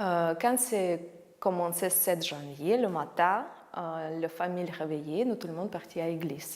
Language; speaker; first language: French; non-native, learner; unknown